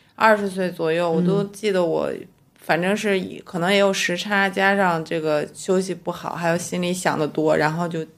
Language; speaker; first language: Chinese; native; Chinese